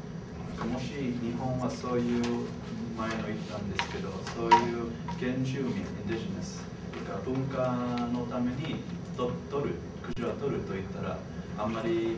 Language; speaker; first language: Japanese; non-native, fluent; English